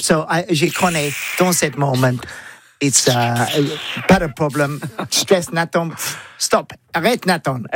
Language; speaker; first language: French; non-native, learner; English